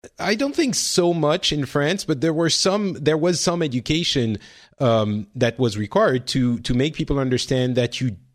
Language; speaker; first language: English; non-native, fluent; French